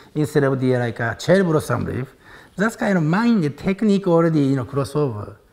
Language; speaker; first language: English; non-native, learner; Japanese